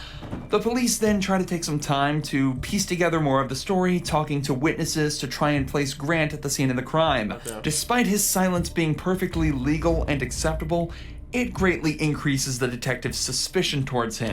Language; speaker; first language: English; native; English